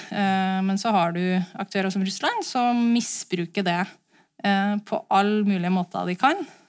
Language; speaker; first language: Norwegian; native; Norwegian